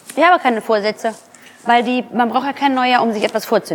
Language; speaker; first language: German; early bilingual, other home language; Greek